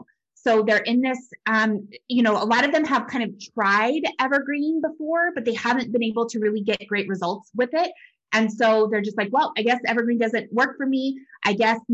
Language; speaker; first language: English; native; English